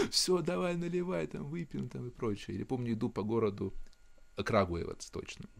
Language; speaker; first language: Russian; native; Russian